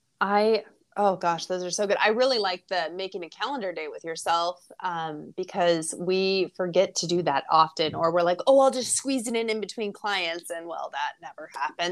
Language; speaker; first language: English; native; English